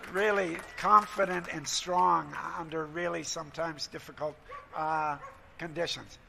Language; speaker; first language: English; native; English